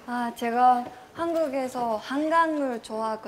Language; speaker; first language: Korean; non-native, fluent; Japanese